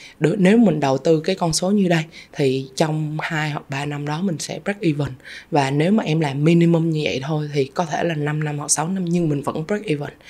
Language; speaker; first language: Vietnamese; native; Vietnamese